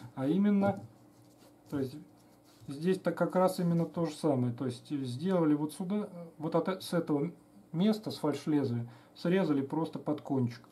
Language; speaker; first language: Russian; native; Russian